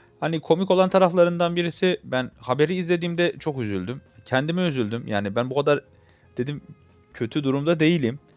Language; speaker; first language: Turkish; native; Turkish